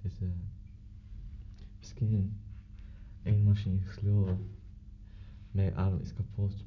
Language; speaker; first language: Dutch; non-native, learner; Arabic